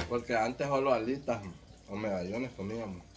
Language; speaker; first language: Spanish; native; Spanish